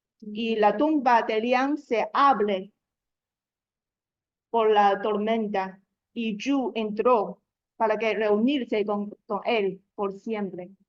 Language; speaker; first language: Spanish; non-native, learner; Chinese